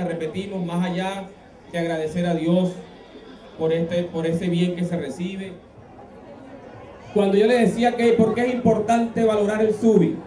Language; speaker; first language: Spanish; native; Spanish